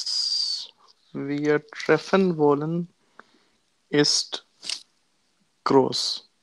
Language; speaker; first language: German; non-native, learner; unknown